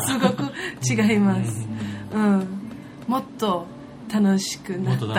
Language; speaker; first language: Japanese; non-native, learner; German